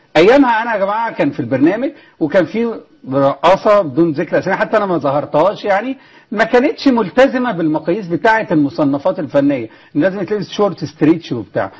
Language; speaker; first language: Arabic; native; Arabic